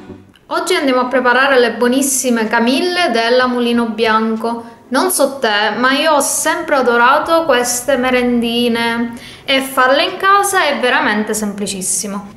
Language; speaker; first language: Italian; native; Italian